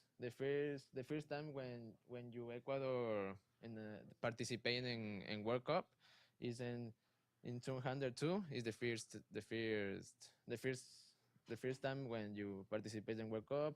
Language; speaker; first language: English; non-native, learner; Spanish